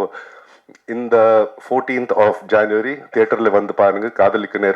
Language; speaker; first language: Tamil; non-native, local second language; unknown